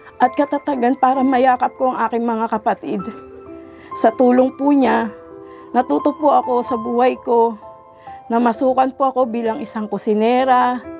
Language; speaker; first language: Filipino; native; Filipino